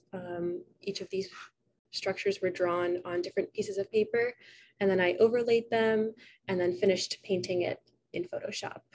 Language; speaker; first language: English; native; English